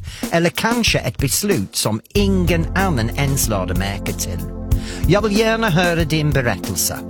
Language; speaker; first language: Swedish; non-native, fluent; English